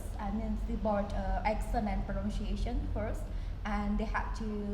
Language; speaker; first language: English; non-native, learner; Indonesian